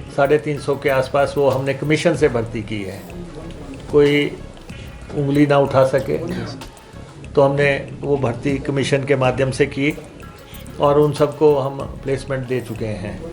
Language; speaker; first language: Hindi; native; Hindi